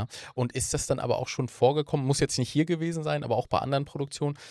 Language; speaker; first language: German; native; German